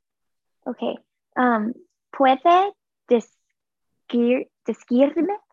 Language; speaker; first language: Spanish; non-native, learner; English